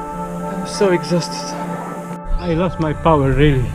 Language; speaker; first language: English; non-native, learner; Polish